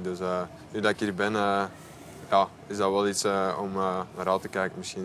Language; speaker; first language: Dutch; native; Dutch